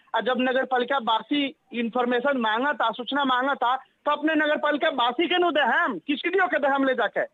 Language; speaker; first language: Bhojpuri; native; Bhojpuri